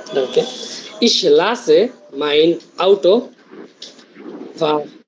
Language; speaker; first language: German; non-native, learner; Bangla